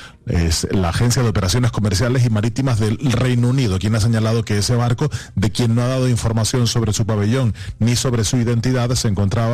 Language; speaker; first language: Spanish; native; Spanish